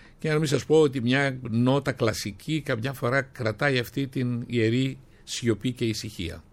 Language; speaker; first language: Greek; native; Greek